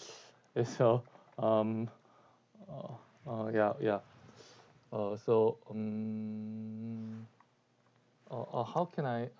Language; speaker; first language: English; non-native, learner; Korean